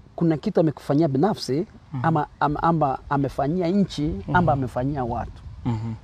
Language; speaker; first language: Swahili; non-native, local second language; Gusii